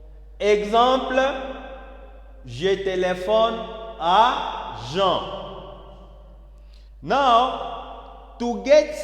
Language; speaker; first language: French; non-native, learner; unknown